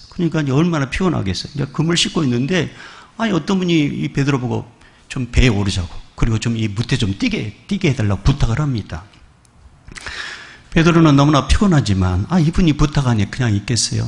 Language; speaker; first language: Korean; native; Korean